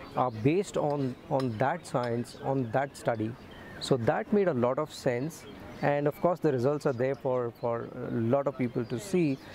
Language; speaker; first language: English; non-native, local second language; Hindi